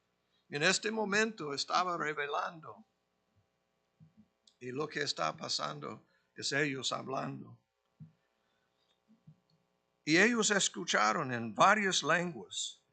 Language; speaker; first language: Spanish; non-native, fluent; English